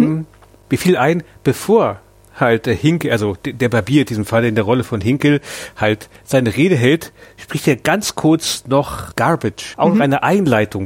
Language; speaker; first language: German; native; German